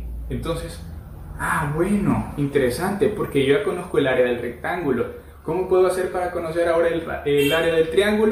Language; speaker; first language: Spanish; native; Spanish